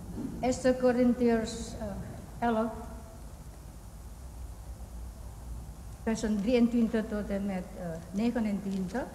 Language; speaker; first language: Dutch; non-native, fluent; Indonesian